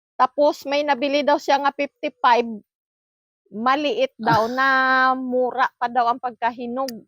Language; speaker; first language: Filipino; non-native, local second language; Cebuano